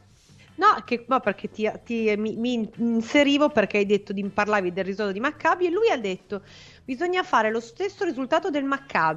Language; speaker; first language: Italian; native; Italian